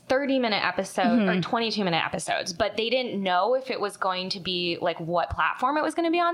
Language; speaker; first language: English; native; English